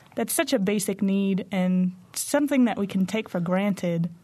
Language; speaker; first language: English; native; English